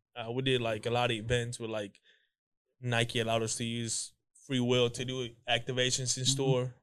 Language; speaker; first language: English; early bilingual, other home language; Spanish